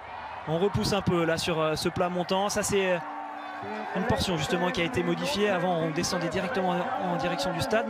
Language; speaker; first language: French; native; French